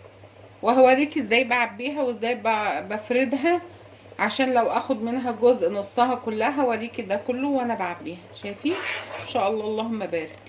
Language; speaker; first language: Arabic; native; Arabic